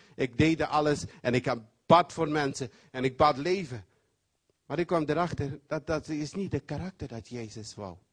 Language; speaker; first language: Dutch; non-native, fluent; Papiamento